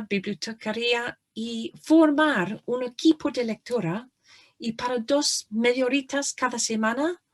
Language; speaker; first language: Spanish; non-native, fluent; English